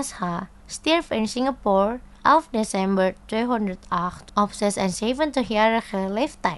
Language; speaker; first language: Dutch; non-native, fluent; Indonesian